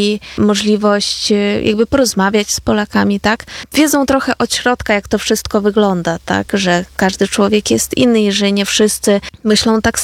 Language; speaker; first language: Polish; non-native, fluent; Ukrainian